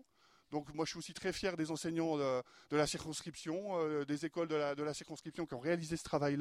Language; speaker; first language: French; native; French